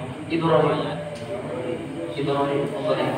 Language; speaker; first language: Arabic; non-native, fluent; Indonesian